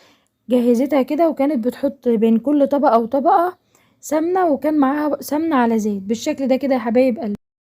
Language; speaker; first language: Arabic; native; Arabic